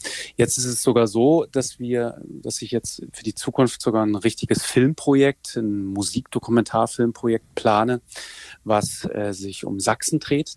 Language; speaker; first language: German; native; German